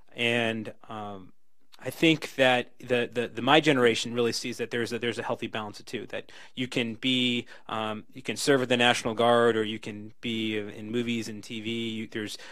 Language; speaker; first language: English; native; English